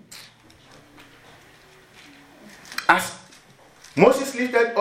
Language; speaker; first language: English; non-native, local second language; Yoruba